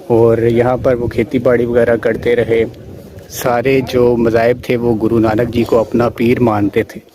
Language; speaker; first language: Urdu; non-native, local second language; Punjabi